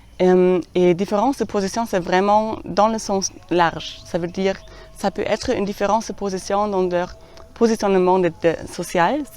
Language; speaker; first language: French; non-native, fluent; German